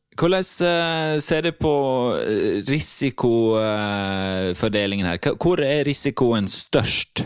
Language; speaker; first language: Norwegian; native; Norwegian